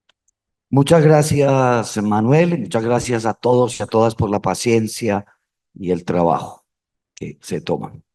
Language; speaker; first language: Spanish; native; Spanish